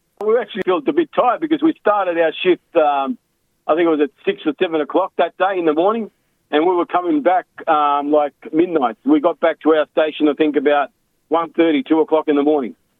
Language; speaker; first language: English; early bilingual, other home language; Macedonian